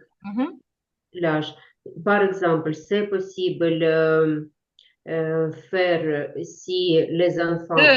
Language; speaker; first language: French; non-native, learner; Ukrainian